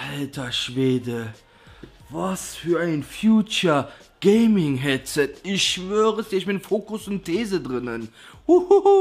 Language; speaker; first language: German; native; German